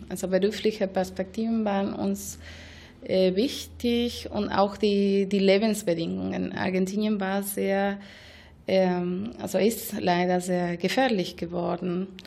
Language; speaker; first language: German; non-native, fluent; Spanish